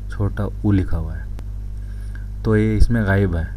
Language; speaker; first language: Urdu; non-native, local second language; Kannada